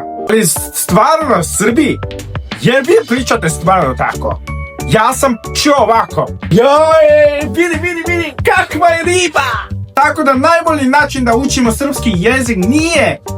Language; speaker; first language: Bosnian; non-native, fluent; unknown